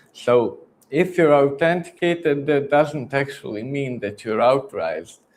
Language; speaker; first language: English; non-native, fluent; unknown